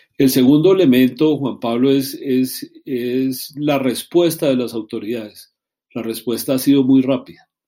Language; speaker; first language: Spanish; native; Spanish